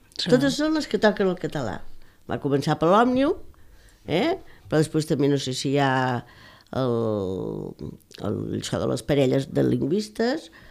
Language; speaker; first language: Catalan; native; Catalan